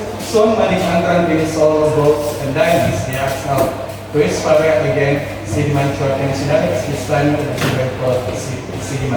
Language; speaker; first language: English; non-native, fluent; Indonesian